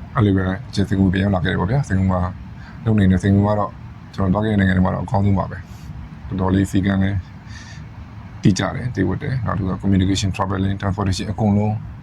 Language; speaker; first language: Burmese; native; Burmese